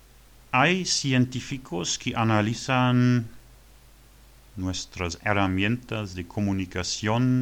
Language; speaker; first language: Spanish; non-native, learner; French